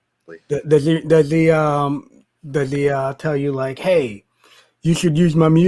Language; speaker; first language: English; native; English